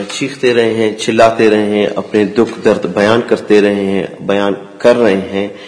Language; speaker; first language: Urdu; non-native, local second language; Baluchi